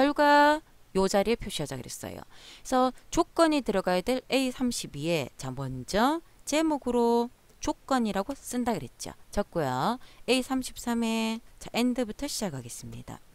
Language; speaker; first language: Korean; native; Korean